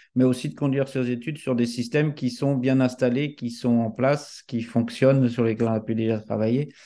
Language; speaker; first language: French; native; French